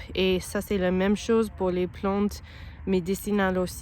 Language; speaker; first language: French; non-native, learner; English